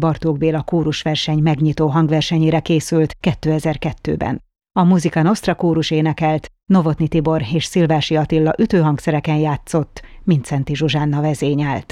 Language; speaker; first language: Hungarian; native; Hungarian